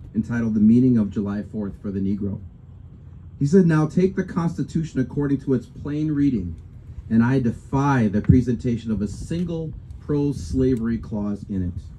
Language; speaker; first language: English; native; English